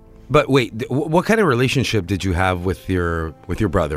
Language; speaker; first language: English; non-native, fluent; Italian